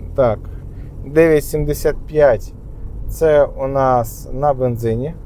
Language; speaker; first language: Ukrainian; non-native, local second language; Russian